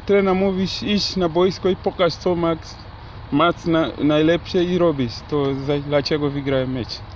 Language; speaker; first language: Polish; non-native, learner; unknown